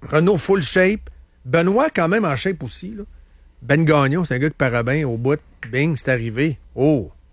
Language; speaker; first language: French; native; French